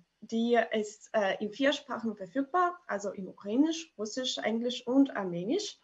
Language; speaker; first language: German; non-native, fluent; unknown